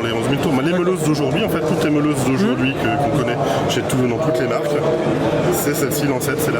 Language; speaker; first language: French; native; French